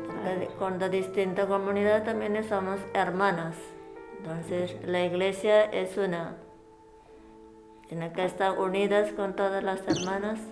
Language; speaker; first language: Spanish; non-native, learner; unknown